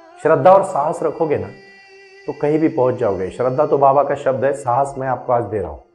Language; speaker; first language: Hindi; non-native, local second language; Marathi